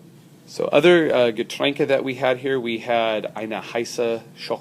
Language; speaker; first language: German; non-native, fluent; English